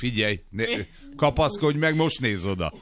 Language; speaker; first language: Hungarian; native; Hungarian